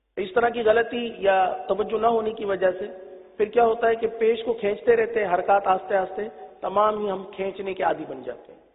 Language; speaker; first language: Urdu; native; Urdu